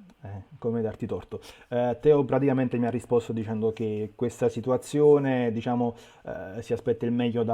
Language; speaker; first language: Italian; native; Italian